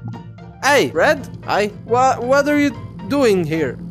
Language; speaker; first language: English; non-native, learner; Italian